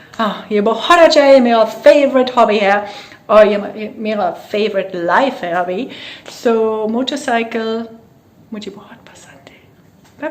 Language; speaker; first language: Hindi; non-native, learner; English